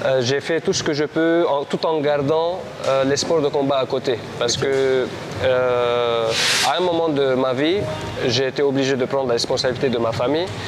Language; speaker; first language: French; non-native, local second language; Armenian